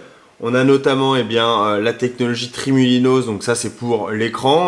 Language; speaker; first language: French; native; French